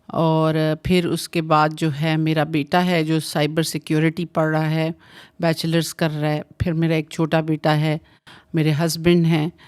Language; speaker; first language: Urdu; native; Urdu